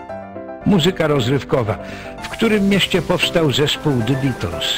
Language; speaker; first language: Polish; native; Polish